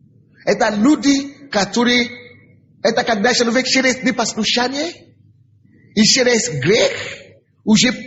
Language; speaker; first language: Russian; non-native, fluent; Yoruba